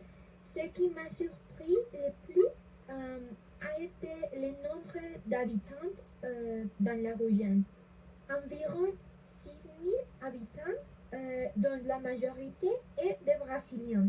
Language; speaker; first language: French; non-native, learner; Spanish